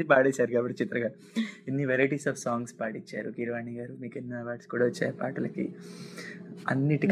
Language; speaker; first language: Telugu; native; Telugu